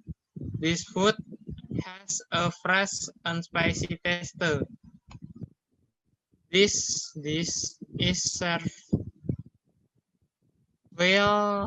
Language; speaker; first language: English; non-native, learner; Indonesian